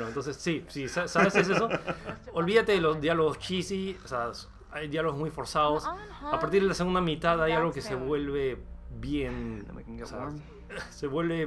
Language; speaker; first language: Spanish; native; Spanish